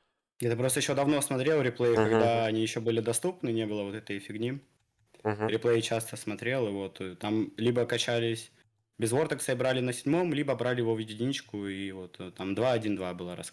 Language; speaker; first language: Russian; native; Russian